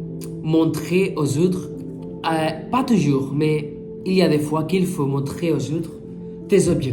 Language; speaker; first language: French; non-native, fluent; Spanish